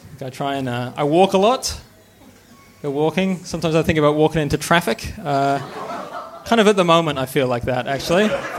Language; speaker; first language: English; native; English